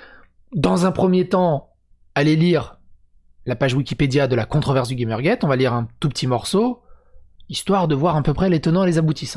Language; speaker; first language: French; native; French